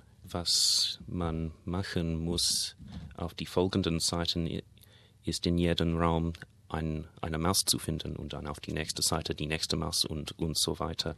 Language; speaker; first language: German; non-native, learner; English